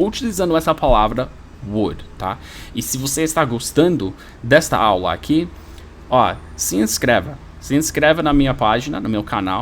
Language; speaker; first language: Portuguese; non-native, fluent; English